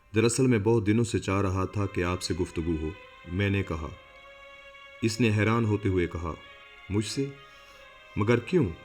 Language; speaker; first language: Urdu; non-native, local second language; Sindhi